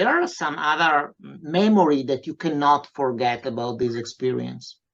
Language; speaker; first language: English; non-native, fluent; Italian